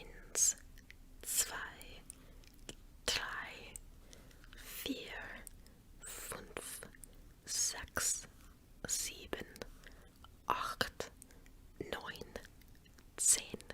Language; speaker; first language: German; non-native, learner; English